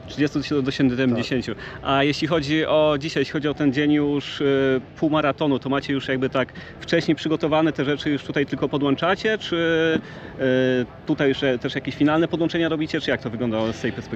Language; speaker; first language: Polish; native; Polish